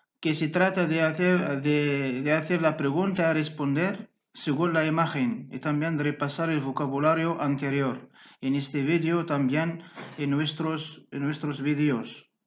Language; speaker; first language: Spanish; non-native, fluent; Arabic